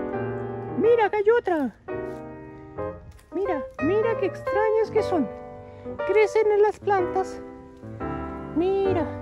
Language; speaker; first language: Spanish; native; Spanish